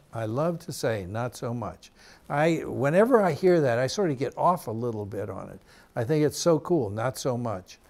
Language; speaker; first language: English; native; English